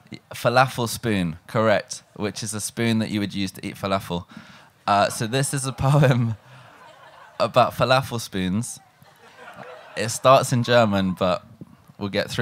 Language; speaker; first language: English; native; English